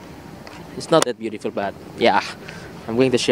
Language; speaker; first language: English; non-native, learner; Indonesian